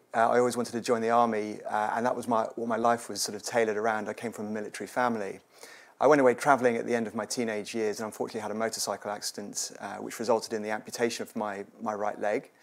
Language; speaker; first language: English; native; English